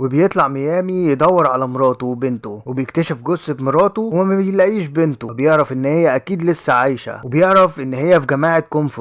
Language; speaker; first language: Arabic; native; Arabic